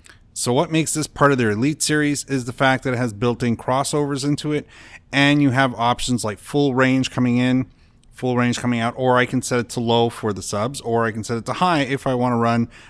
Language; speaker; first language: English; native; English